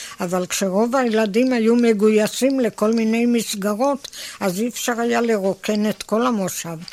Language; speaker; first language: Hebrew; native; Hebrew